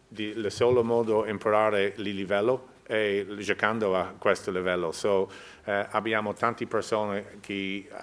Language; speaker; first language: Italian; non-native, learner; English